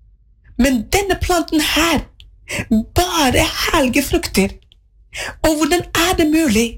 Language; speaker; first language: Norwegian; non-native, fluent; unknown